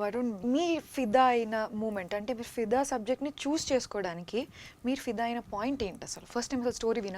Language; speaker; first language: Telugu; native; Telugu